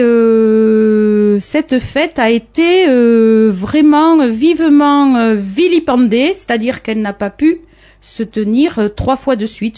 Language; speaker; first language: French; native; French